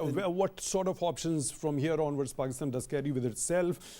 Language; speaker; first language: English; non-native, local second language; Urdu